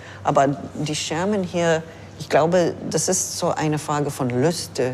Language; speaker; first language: German; non-native, fluent; English